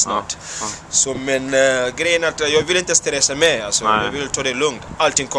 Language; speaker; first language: Swedish; non-native, fluent; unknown